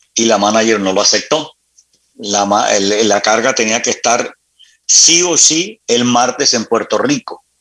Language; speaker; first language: Spanish; native; Spanish